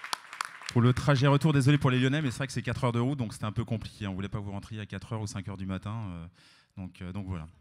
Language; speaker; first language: French; native; French